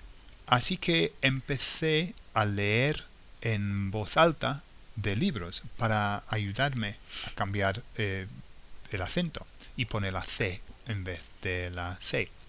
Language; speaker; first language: Spanish; non-native, fluent; English